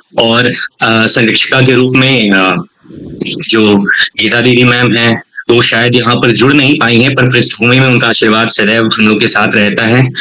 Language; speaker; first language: Hindi; native; Hindi